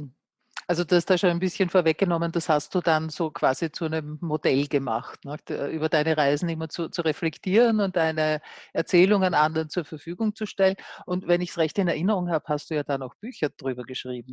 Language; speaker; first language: German; native; German